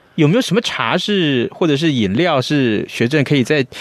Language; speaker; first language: Chinese; native; Chinese